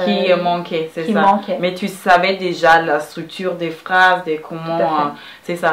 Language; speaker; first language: French; non-native, fluent; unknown